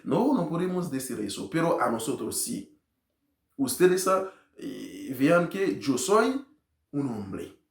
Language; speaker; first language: Spanish; non-native, learner; Haitian Creole